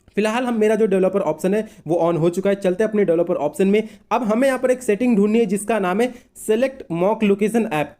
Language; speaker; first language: Hindi; native; Hindi